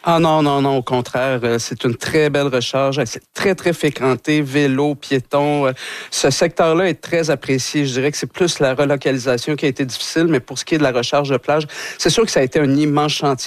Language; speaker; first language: French; native; French